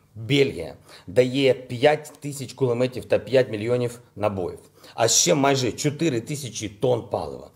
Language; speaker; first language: Ukrainian; non-native, local second language; Russian